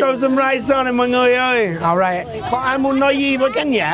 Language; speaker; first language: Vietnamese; non-native, fluent; English